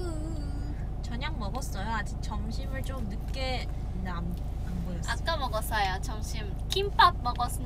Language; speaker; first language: Korean; non-native, fluent; Vietnamese